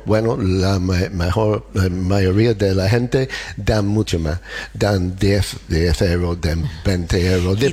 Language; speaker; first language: Spanish; non-native, learner; English